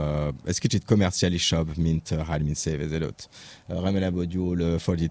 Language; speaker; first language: Hungarian; non-native, learner; French